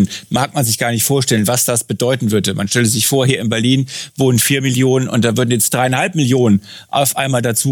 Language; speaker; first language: German; native; German